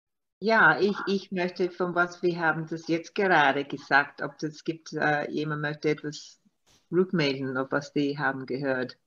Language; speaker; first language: German; non-native, learner; Maltese